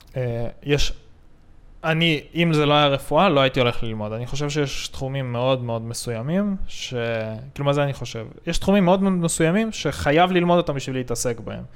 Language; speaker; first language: Hebrew; native; Hebrew